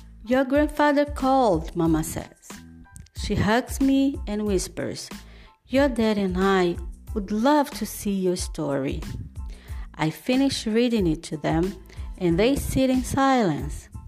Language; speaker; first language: English; non-native, fluent; Portuguese